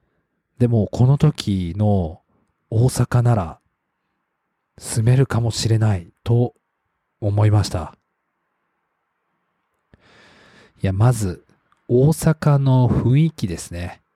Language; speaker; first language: Japanese; non-native, fluent; English